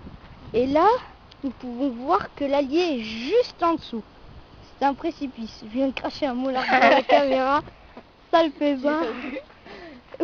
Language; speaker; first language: French; native; French